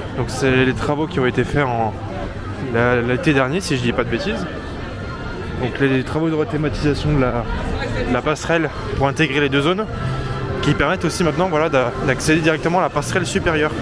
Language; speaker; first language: French; native; French